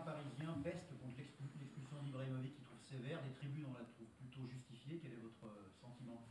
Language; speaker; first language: French; native; French